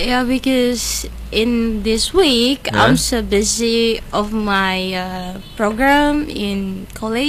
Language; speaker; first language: English; non-native, learner; Indonesian